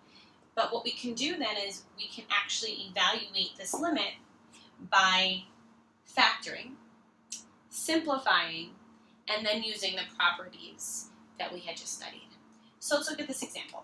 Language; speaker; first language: English; native; English